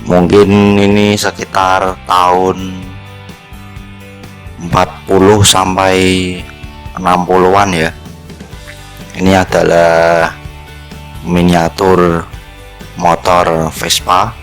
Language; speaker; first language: Indonesian; native; Indonesian